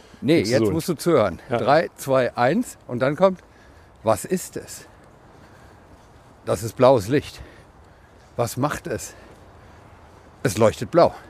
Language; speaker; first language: German; native; German